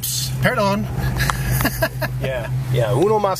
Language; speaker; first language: Spanish; non-native, learner; English